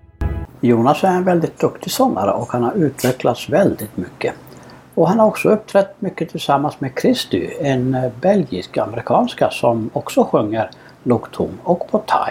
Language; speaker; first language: Swedish; native; Swedish